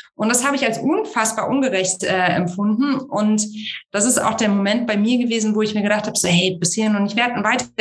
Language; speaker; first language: German; native; German